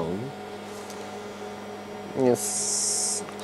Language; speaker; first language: English; non-native, learner; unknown